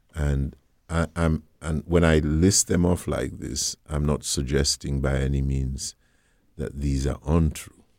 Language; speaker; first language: English; non-native, local second language; Krio